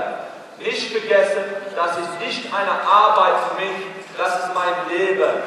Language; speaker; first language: German; non-native, learner; English